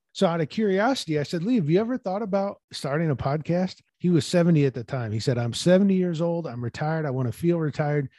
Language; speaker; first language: English; native; English